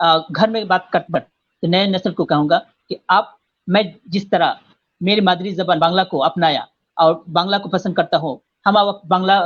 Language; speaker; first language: Hindi; non-native, fluent; Bangla